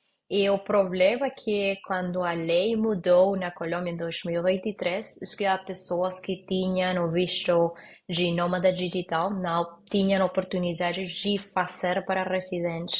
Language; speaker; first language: Portuguese; non-native, learner; Spanish